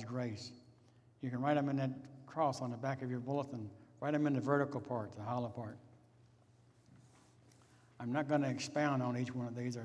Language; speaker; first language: English; native; English